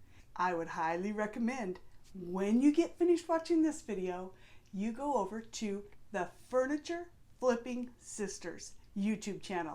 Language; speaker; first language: English; native; English